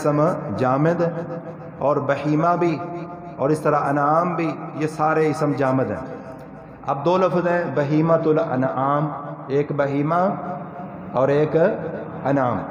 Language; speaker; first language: Urdu; non-native, local second language; Punjabi